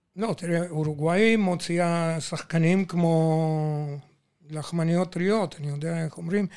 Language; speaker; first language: Hebrew; non-native, fluent; Spanish